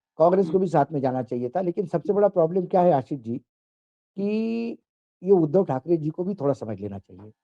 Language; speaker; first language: Hindi; non-native, local second language; Marathi